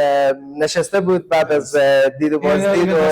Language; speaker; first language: Persian; native; Persian